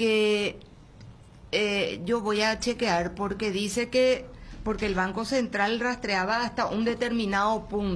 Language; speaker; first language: Spanish; native; Spanish